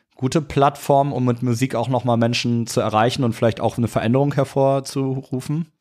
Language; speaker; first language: German; native; German